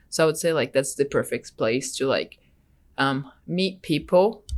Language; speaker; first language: English; non-native, fluent; Portuguese